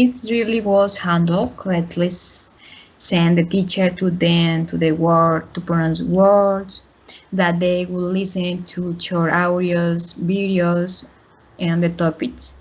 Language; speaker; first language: English; non-native, learner; Spanish